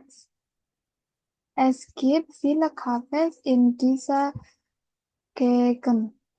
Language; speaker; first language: German; non-native, learner; Indonesian